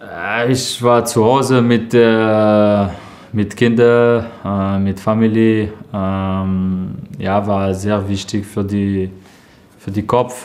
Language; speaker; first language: German; non-native, learner; French